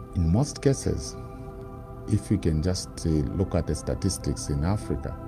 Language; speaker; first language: English; non-native, local second language; Bemba